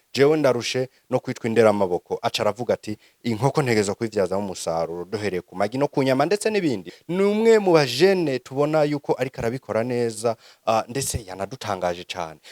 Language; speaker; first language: Rundi; native; Rundi